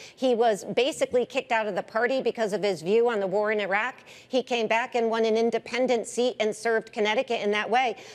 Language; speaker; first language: English; native; English